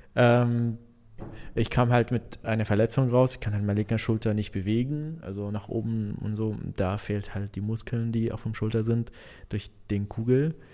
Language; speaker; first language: German; non-native, fluent; Arabic